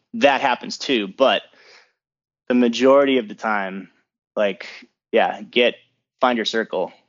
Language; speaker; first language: English; native; English